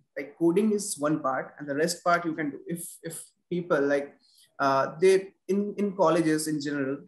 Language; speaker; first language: English; non-native, local second language; Bangla